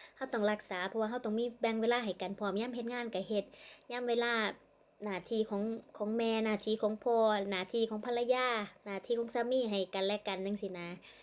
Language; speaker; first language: Thai; native; Thai